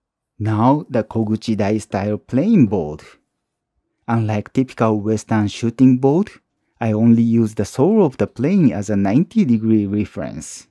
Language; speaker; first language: English; non-native, fluent; Japanese